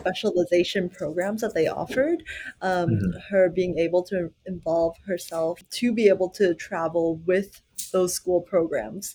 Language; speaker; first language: English; native; English